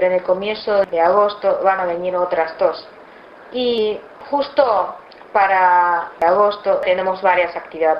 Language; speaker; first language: Spanish; non-native, fluent; Chinese